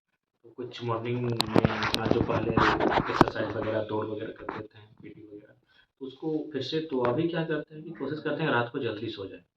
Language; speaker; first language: Hindi; non-native, local second language; Magahi